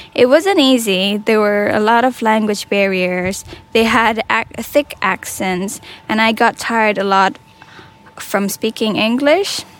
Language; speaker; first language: English; non-native, fluent; Indonesian